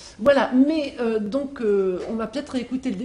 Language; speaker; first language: French; native; French